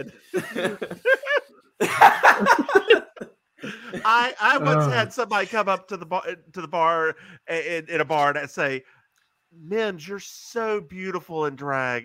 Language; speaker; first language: English; native; English